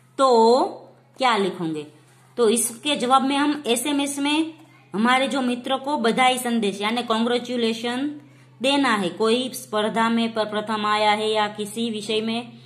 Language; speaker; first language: Hindi; non-native, local second language; Gujarati